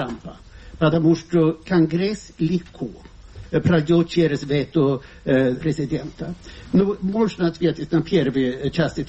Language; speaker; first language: Russian; non-native, fluent; Swedish